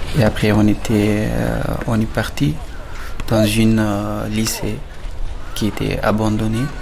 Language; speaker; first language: French; non-native, fluent; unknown